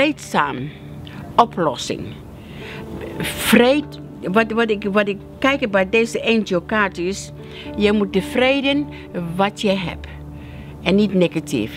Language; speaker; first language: Dutch; non-native, learner; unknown